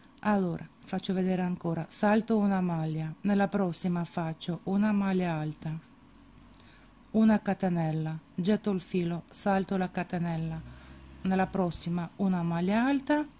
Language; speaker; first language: Italian; non-native, fluent; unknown